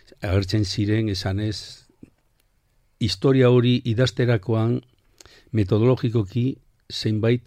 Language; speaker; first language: Basque; non-native, local second language; Spanish